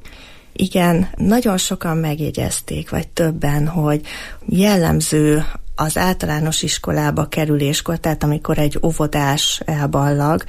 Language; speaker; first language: Hungarian; native; Hungarian